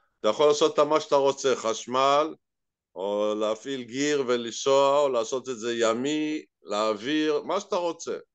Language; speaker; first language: Hebrew; native; Hebrew